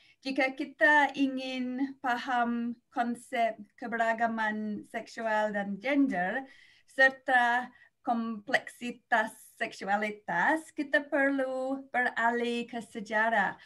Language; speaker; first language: Indonesian; non-native, fluent; English